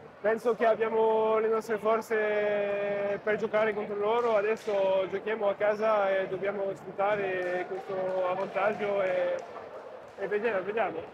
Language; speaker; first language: Italian; non-native, fluent; French